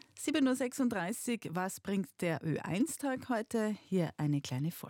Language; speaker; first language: German; native; German